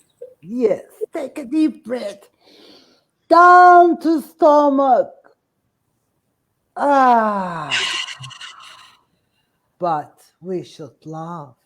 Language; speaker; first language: English; non-native, fluent; Turkish